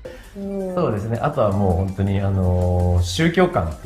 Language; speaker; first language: Japanese; native; Japanese